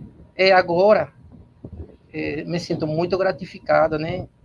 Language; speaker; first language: Portuguese; non-native, learner; Spanish